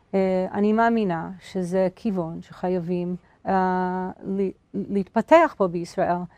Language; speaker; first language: Hebrew; non-native, fluent; English